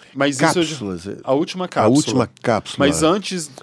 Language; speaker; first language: Portuguese; native; Portuguese